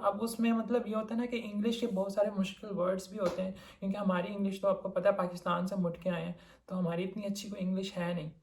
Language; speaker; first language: Urdu; non-native, local second language; Punjabi